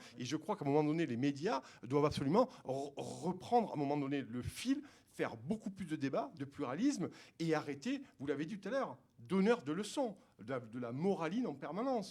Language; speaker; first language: French; native; French